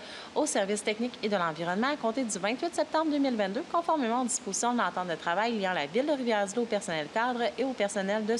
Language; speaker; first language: French; native; French